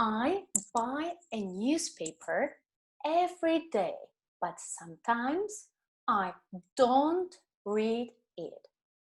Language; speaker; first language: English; non-native, fluent; Spanish